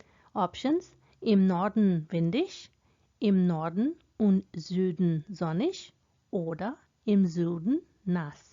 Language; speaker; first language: German; non-native, fluent; Hindi